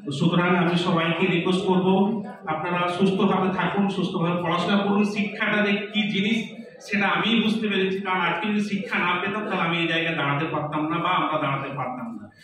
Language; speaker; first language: Bangla; non-native, local second language; Santali